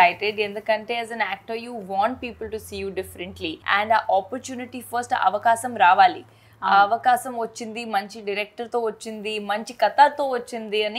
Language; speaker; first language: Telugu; non-native, fluent; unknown